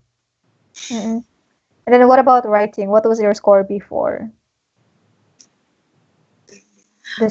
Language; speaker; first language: English; non-native, local second language; Filipino